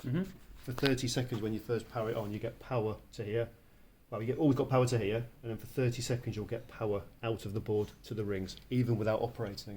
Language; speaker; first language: English; native; English